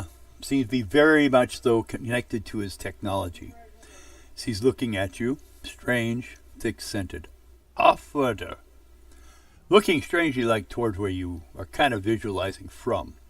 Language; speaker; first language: English; native; English